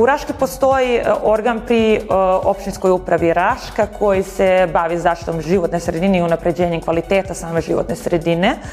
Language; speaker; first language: Bosnian; native; Bosnian